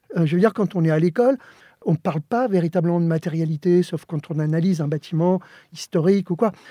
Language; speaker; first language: French; early bilingual, other home language; Spanish